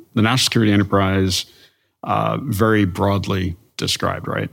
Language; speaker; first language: English; native; English